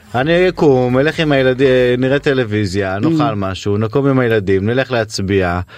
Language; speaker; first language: Hebrew; native; Hebrew